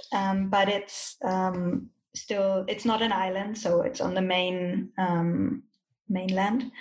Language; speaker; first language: English; non-native, fluent; German